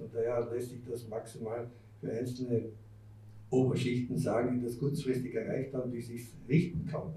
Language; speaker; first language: German; native; German